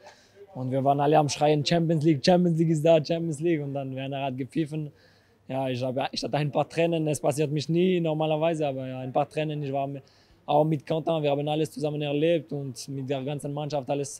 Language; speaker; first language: German; non-native, local second language; French